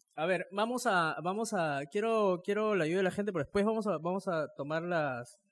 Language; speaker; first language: Spanish; native; Spanish